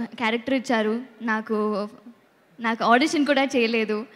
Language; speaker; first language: Telugu; non-native, learner; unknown